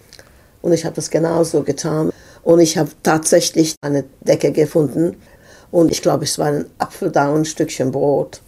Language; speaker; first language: German; non-native, fluent; Serbian